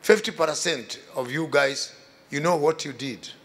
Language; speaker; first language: English; non-native, local second language; Swahili